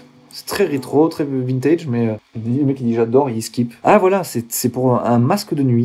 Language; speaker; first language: French; native; French